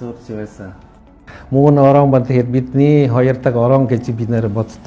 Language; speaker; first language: Mongolian; non-native, fluent; Lao